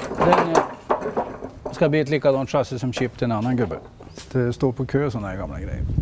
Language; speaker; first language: Swedish; native; Swedish